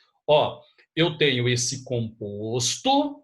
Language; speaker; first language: Portuguese; native; Portuguese